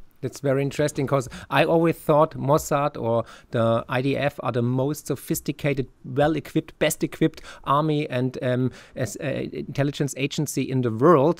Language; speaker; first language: English; non-native, fluent; German